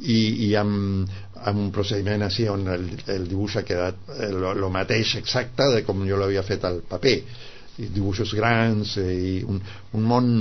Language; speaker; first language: Catalan; non-native, fluent; Spanish